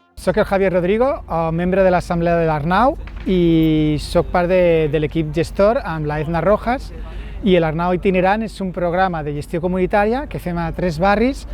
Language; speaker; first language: Catalan; non-native, local second language; Spanish